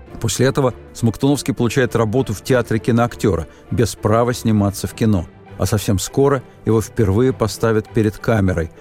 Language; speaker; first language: Russian; native; Russian